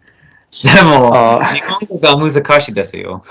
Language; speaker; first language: Japanese; non-native, learner; English